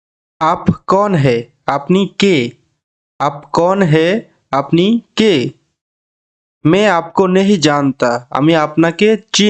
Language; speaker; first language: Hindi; non-native, learner; Bangla